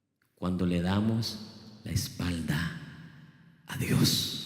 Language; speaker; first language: Spanish; native; Spanish